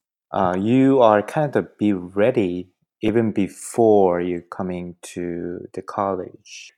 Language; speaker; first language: English; non-native, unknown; Korean